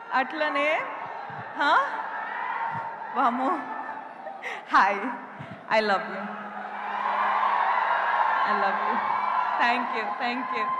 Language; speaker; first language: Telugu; non-native, local second language; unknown